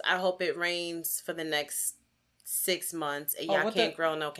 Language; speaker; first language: English; native; English